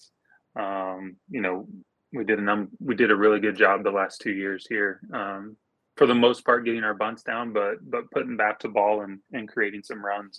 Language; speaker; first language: English; native; English